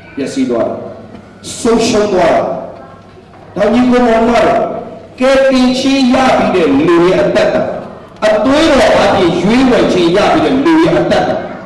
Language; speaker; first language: Burmese; non-native, local second language; Hakha Chin